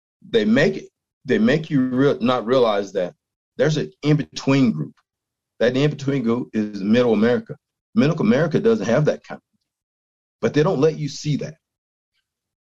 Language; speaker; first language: English; native; English